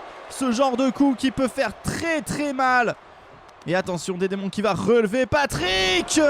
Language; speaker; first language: French; native; French